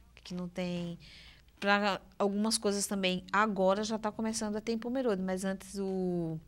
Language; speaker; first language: Portuguese; native; Portuguese